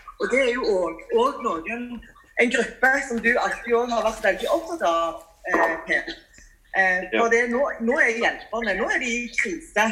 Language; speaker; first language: Norwegian; native; Norwegian